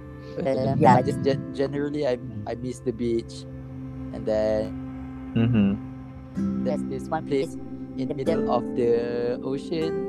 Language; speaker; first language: English; non-native, local second language; Malay